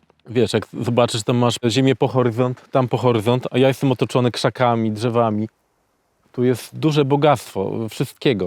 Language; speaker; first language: Polish; native; Polish